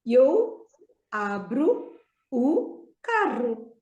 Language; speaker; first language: Portuguese; non-native, fluent; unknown